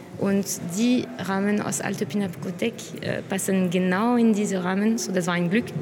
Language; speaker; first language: German; non-native, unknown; French